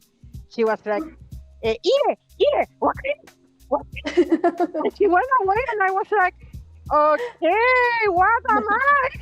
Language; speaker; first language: English; non-native, fluent; Spanish